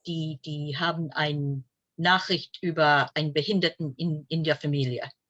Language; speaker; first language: German; early bilingual, heritage; German